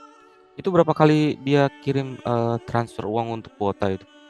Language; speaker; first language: Indonesian; native; Indonesian